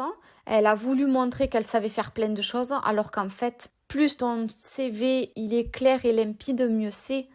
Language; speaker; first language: French; native; French